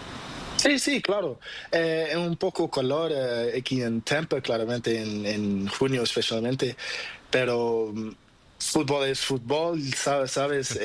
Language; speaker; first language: Spanish; non-native, learner; Portuguese